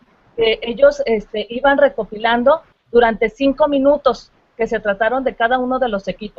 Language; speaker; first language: Spanish; native; Spanish